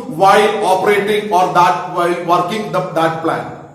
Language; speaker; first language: English; non-native, local second language; Malayalam